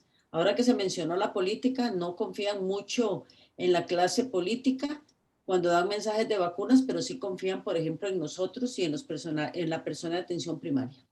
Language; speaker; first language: Spanish; native; Spanish